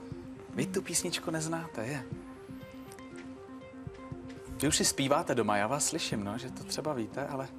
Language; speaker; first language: Czech; native; Czech